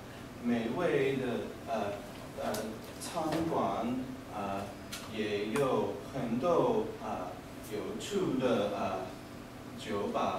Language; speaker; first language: Chinese; non-native, learner; English